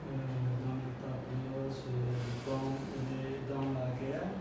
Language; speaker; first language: French; non-native, learner; Khmer